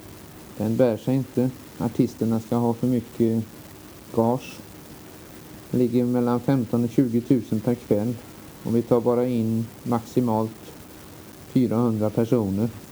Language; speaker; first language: Swedish; native; Swedish